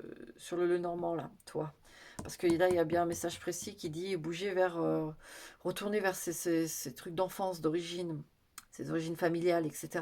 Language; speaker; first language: French; native; French